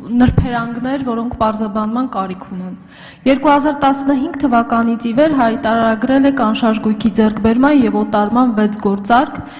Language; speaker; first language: Armenian; native; Armenian